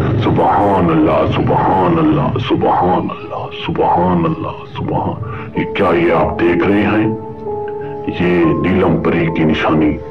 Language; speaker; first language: Urdu; native; Urdu